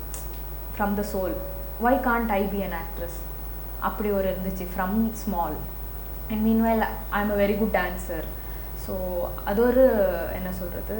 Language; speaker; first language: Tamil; non-native, learner; Kannada